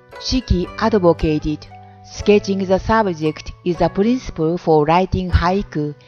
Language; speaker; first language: English; non-native, fluent; Japanese